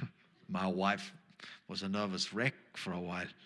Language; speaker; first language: English; non-native, fluent; German